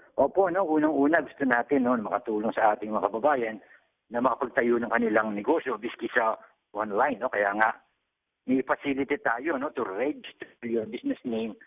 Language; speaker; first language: Filipino; native; Filipino